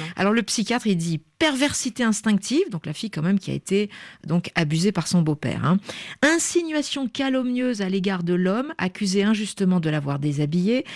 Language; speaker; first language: French; native; French